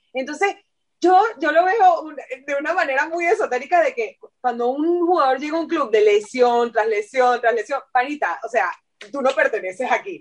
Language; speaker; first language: Spanish; native; Spanish